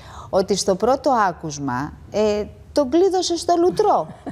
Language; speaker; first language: Greek; native; Greek